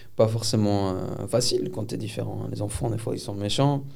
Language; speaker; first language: French; early bilingual, other home language; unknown